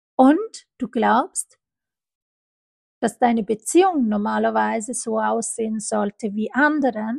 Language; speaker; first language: German; non-native, fluent; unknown